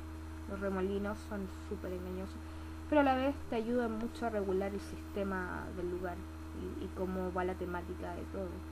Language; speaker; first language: Spanish; native; Spanish